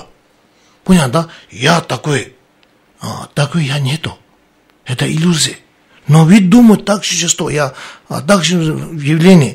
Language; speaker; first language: Russian; non-native, learner; Tibetan